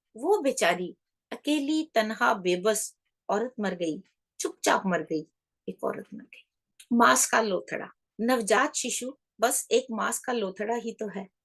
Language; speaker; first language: Hindi; native; Hindi